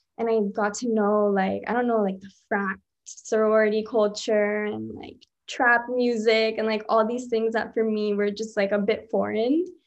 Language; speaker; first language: English; early bilingual, other home language; Spanish